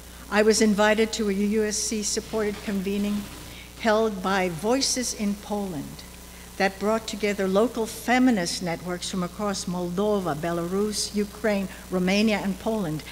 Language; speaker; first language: English; native; English